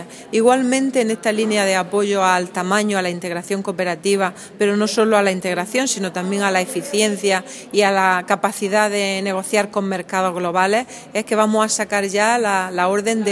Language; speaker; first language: Spanish; native; Spanish